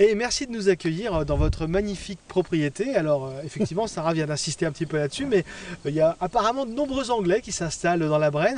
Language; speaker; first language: French; native; French